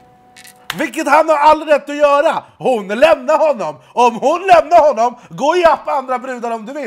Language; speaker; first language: Swedish; native; Swedish